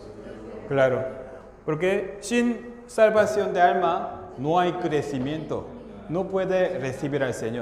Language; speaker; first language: Spanish; non-native, fluent; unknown